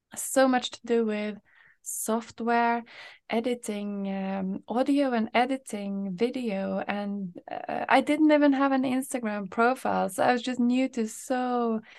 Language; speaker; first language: English; non-native, fluent; Norwegian